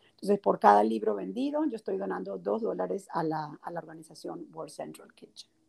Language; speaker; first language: Spanish; native; Spanish